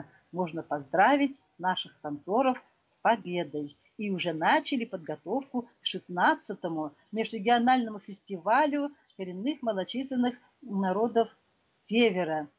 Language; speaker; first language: Russian; non-native, local second language; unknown